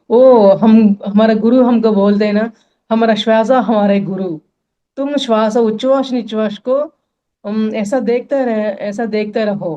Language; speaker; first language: Hindi; non-native, local second language; Telugu